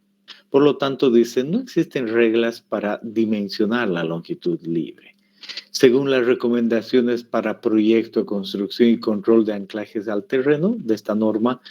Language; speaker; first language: Spanish; native; Spanish